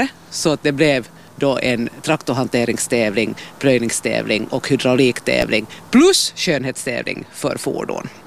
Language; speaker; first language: Swedish; native; Swedish